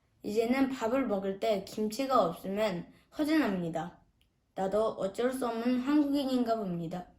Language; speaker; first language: Korean; early bilingual, heritage; Korean